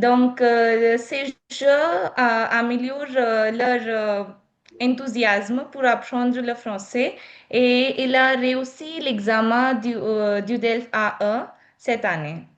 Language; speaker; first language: French; non-native, learner; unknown